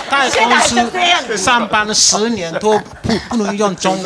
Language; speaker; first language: Chinese; non-native, learner; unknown